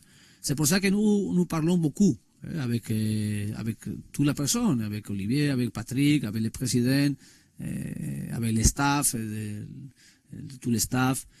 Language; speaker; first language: French; non-native, learner; Spanish